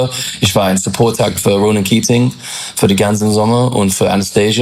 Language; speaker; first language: German; non-native, learner; English